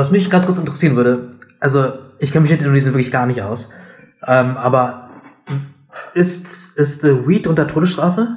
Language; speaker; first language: German; native; German